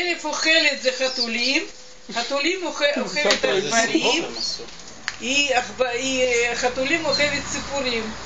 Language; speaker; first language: Hebrew; non-native, learner; Russian